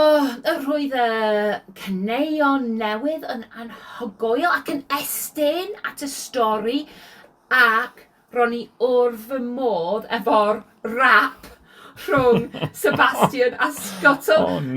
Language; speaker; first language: Welsh; non-native, learner; English